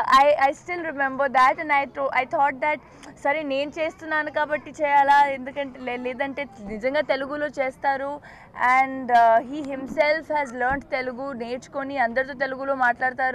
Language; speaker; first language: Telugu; non-native, fluent; Punjabi